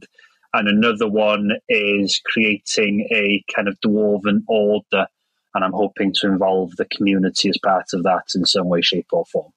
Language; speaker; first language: English; non-native, local second language; Welsh